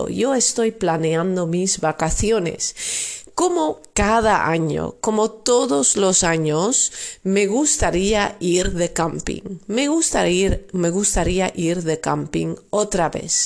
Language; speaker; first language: Spanish; non-native, fluent; Dutch